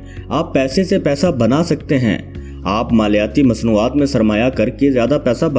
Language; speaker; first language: Urdu; native; Urdu